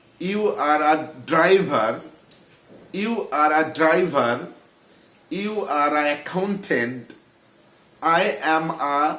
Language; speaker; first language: English; non-native, local second language; Bangla